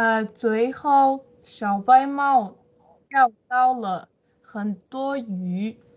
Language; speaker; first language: Chinese; non-native, learner; Tibetan